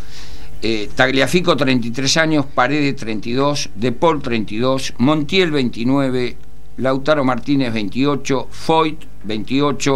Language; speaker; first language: Spanish; native; Spanish